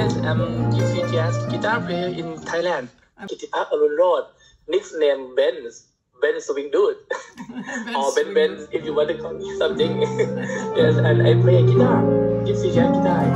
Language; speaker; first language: English; non-native, learner; Thai